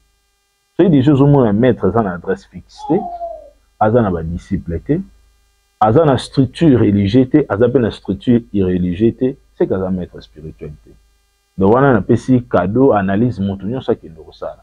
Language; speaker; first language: French; non-native, local second language; Lingala